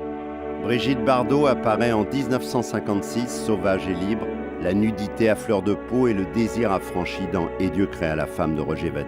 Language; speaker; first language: French; native; French